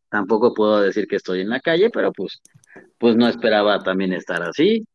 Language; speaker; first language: Spanish; native; Spanish